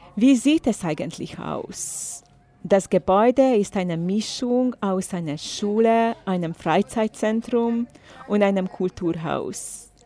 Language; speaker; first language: German; non-native, fluent; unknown